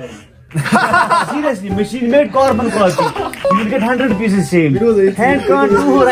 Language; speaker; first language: English; non-native, local second language; Kashmiri